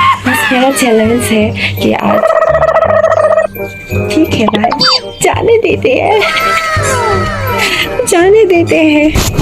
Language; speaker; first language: Hindi; non-native, local second language; Kok Borok